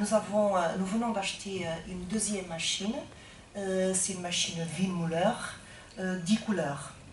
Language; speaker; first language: French; non-native, fluent; Portuguese